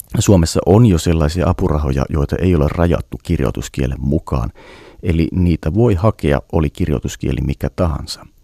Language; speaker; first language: Finnish; native; Finnish